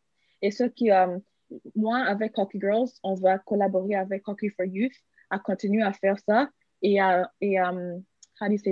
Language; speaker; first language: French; non-native, learner; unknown